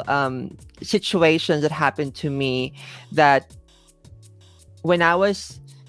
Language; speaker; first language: English; non-native, local second language; Filipino